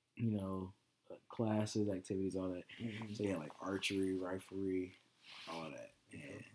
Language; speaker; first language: English; native; English